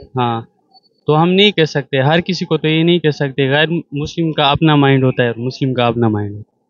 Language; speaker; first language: Urdu; non-native, local second language; Balti